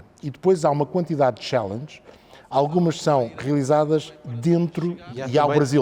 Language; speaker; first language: Portuguese; native; Portuguese